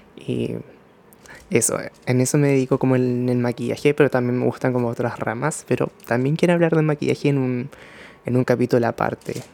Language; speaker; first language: Spanish; early bilingual, other home language; Japanese